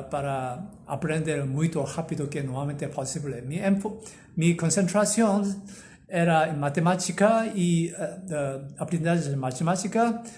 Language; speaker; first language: Portuguese; non-native, learner; Korean